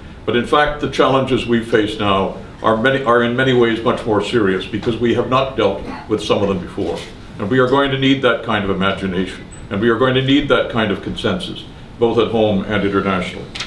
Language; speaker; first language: English; native; English